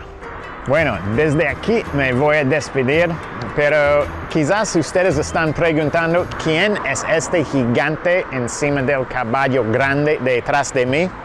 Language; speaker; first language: Spanish; non-native, fluent; English